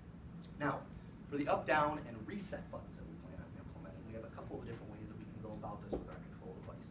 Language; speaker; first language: English; native; English